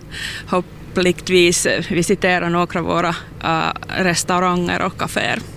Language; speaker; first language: Swedish; non-native, local second language; Finnish